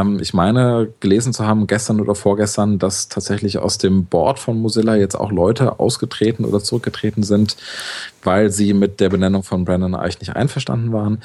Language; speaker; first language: German; native; German